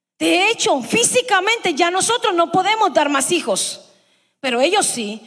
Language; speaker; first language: Spanish; early bilingual, heritage; Spanish